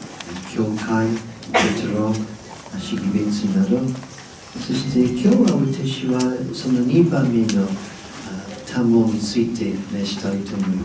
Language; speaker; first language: Japanese; non-native, fluent; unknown